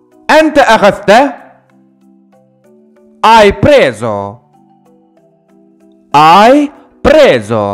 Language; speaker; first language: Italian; non-native, fluent; Arabic